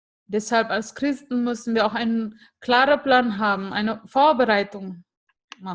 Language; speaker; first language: German; non-native, fluent; Indonesian